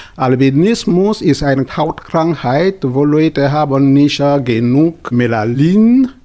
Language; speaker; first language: German; non-native, learner; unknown